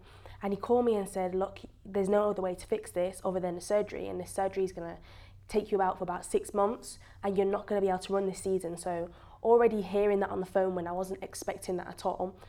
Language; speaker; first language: English; native; English